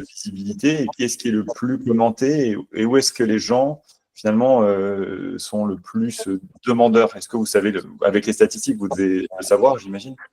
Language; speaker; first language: French; native; French